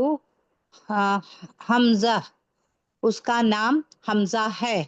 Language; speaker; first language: Hindi; native; Hindi